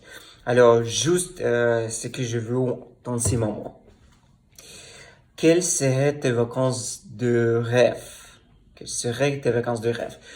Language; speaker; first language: French; non-native, learner; Russian